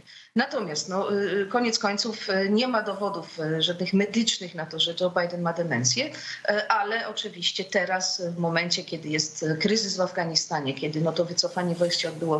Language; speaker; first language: Polish; native; Polish